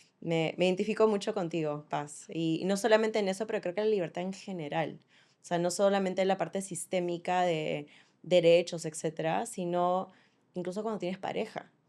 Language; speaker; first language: Spanish; early bilingual, other home language; English